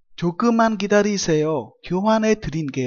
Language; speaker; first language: Korean; non-native, fluent; Vietnamese